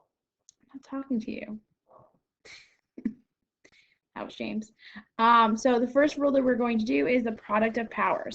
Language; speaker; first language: English; native; English